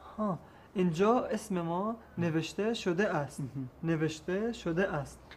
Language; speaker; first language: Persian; non-native, learner; Arabic